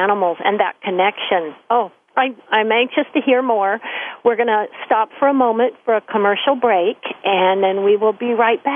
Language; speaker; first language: English; native; English